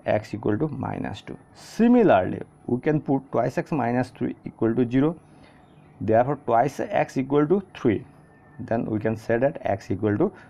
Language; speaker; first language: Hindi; non-native, local second language; Assamese